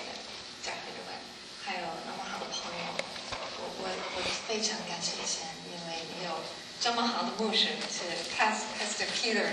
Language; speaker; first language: Chinese; non-native, learner; English